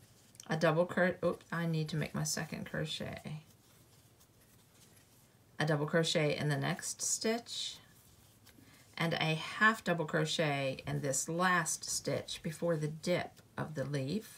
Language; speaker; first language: English; native; English